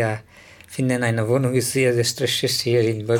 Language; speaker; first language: German; non-native, learner; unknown